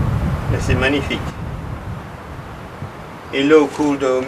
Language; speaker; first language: French; non-native, learner; English